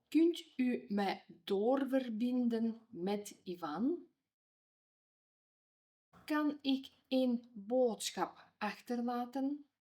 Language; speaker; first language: Dutch; non-native, fluent; Ukrainian